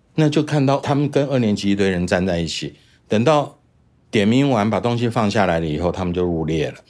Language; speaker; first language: Chinese; native; Chinese